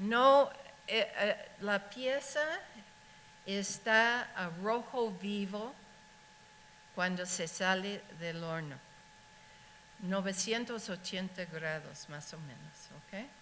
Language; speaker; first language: Spanish; non-native, fluent; English